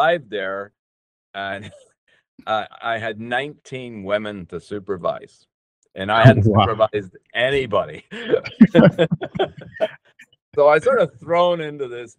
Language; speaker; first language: English; native; English